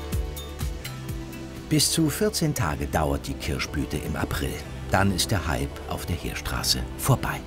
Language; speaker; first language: German; native; German